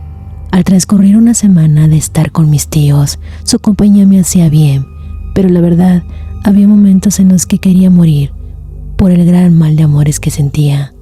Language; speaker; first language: Spanish; native; Spanish